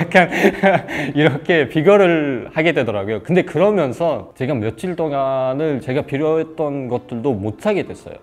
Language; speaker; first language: Korean; non-native, fluent; Uzbek